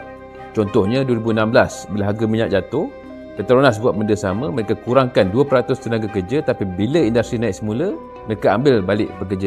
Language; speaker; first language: Malay; native; Malay